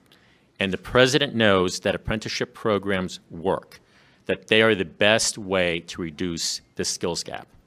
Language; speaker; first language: English; native; English